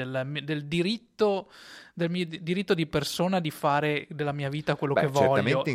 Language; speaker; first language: Italian; native; Italian